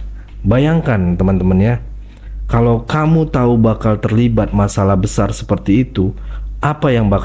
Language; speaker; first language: Indonesian; native; Indonesian